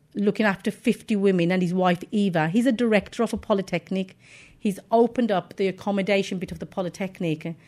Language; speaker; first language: English; native; English